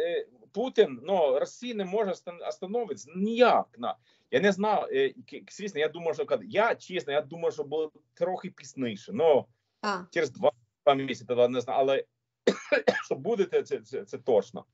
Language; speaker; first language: Ukrainian; non-native, learner; Swedish